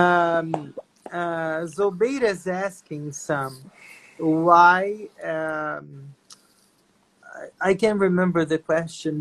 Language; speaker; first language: English; non-native, fluent; Portuguese